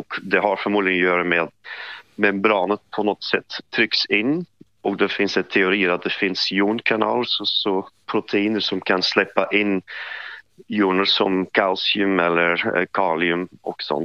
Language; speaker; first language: Swedish; non-native, fluent; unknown